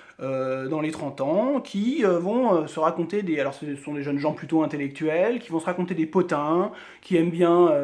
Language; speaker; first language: French; native; French